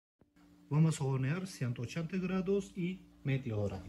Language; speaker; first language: Spanish; non-native, learner; Turkish